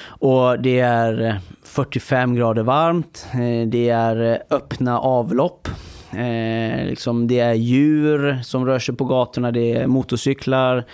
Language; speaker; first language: Swedish; early bilingual, other home language; Persian